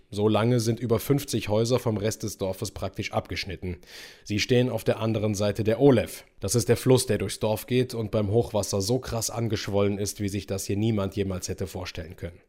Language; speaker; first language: German; native; German